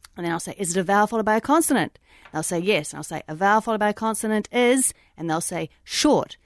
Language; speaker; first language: English; native; English